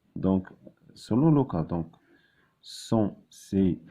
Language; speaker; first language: French; non-native, local second language; Arabic